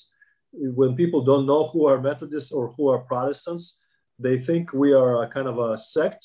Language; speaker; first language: English; non-native, fluent; Kazakh